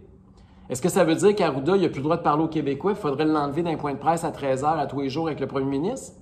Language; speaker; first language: French; native; French